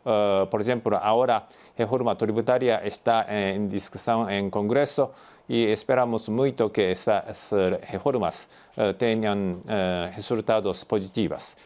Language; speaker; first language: Portuguese; non-native, fluent; Japanese